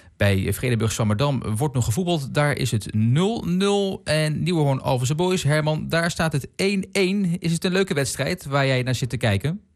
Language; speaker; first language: Dutch; native; Dutch